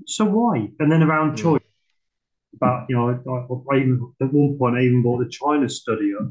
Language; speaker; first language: English; native; English